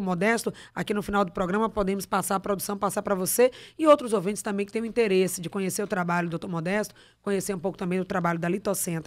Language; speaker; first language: Portuguese; native; Portuguese